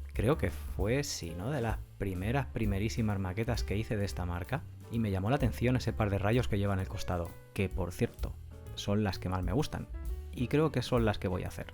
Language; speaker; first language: Spanish; native; Spanish